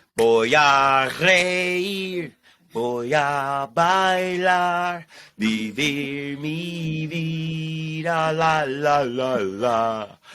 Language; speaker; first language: Spanish; non-native, learner; English